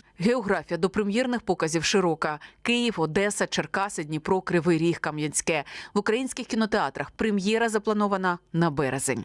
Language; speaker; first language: Ukrainian; native; Ukrainian